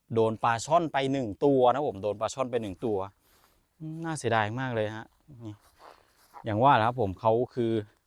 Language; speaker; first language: Thai; non-native, local second language; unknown